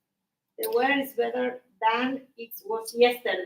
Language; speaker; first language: English; non-native, learner; Spanish